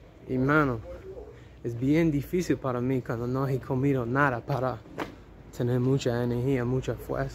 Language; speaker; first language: Spanish; non-native, learner; English